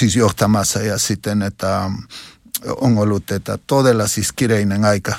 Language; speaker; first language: Finnish; non-native, learner; Spanish